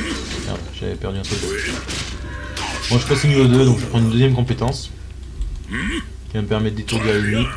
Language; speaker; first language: French; native; French